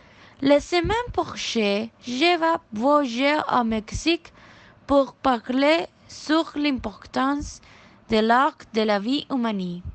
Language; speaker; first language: French; non-native, learner; Spanish